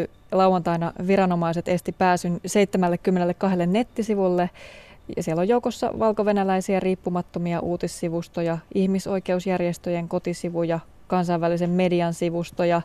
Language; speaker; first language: Finnish; native; Finnish